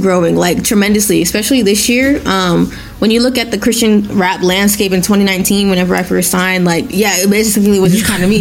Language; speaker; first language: English; non-native, local second language; Yoruba